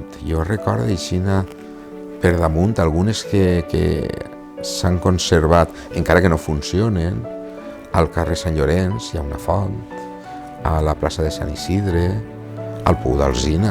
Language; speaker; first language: Catalan; native; Catalan